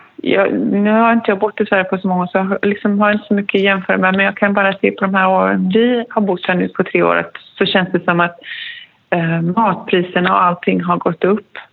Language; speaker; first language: Swedish; native; Swedish